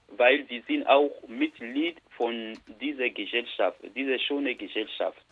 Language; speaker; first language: German; non-native, learner; Bambara